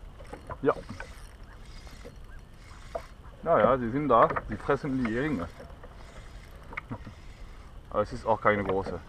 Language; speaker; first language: German; non-native, learner; French